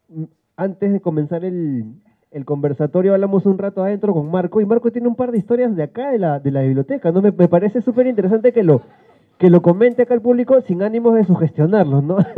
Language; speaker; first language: Spanish; native; Spanish